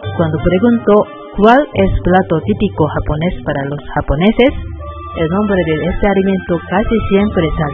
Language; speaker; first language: Spanish; non-native, learner; Japanese